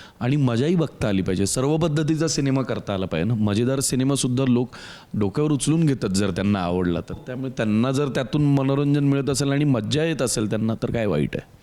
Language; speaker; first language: Marathi; native; Marathi